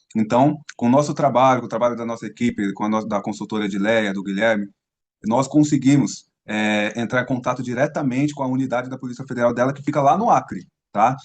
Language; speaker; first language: Portuguese; native; Portuguese